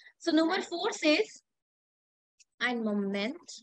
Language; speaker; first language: German; non-native, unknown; Hindi